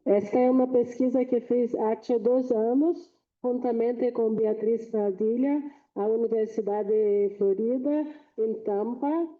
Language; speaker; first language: Portuguese; non-native, fluent; Spanish